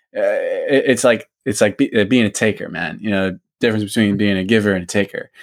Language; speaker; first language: English; native; English